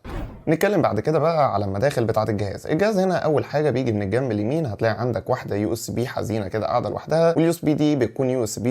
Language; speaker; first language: Arabic; native; Arabic